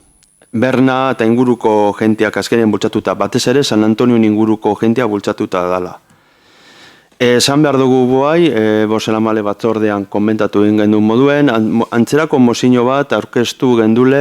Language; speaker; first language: Basque; native; Basque